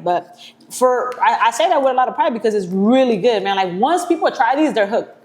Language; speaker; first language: English; native; English